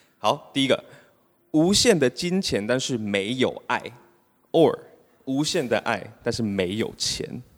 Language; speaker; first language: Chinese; early bilingual, heritage; Chinese